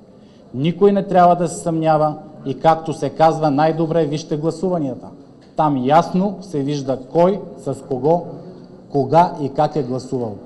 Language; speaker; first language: Bulgarian; native; Bulgarian